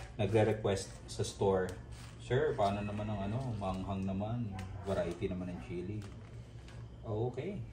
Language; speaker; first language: Filipino; non-native, local second language; Iloko